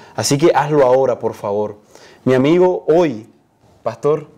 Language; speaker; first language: Spanish; native; Spanish